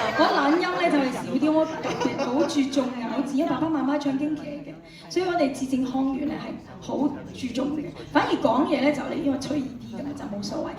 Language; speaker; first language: Cantonese; non-native, fluent; Chinese